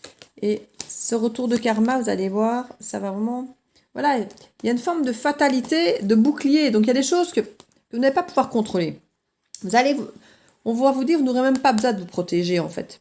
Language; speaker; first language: French; native; French